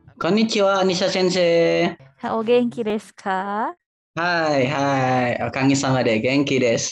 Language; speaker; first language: Japanese; non-native, fluent; Indonesian